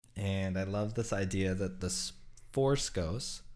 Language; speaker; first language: English; native; English